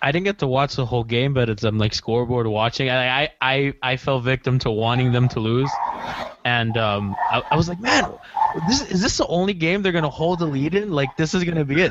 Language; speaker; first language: English; native; English